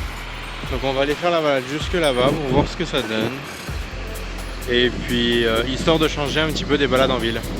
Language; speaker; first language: French; native; French